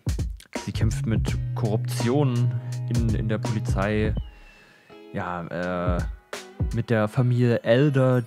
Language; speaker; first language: German; native; German